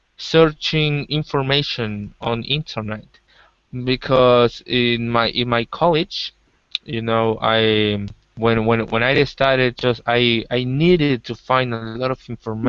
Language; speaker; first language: English; non-native, learner; Spanish